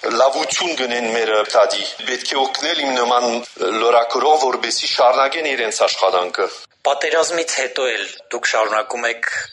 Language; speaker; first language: Armenian; early bilingual, heritage; Armenian